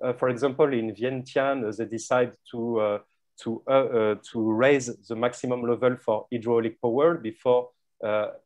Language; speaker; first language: English; non-native, fluent; French